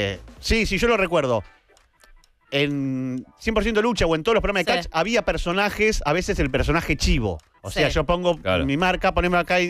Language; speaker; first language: Spanish; native; Spanish